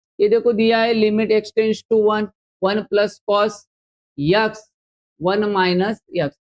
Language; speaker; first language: Hindi; non-native, local second language; Marathi